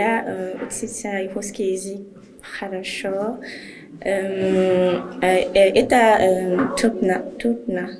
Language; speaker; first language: Russian; non-native, learner; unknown